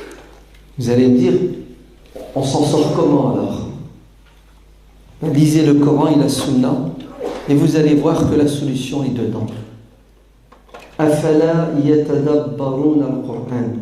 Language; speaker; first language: French; native; French